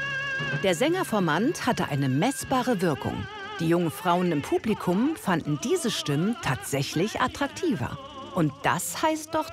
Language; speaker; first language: German; native; German